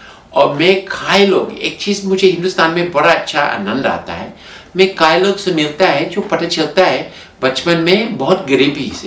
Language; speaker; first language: Hindi; non-native, fluent; English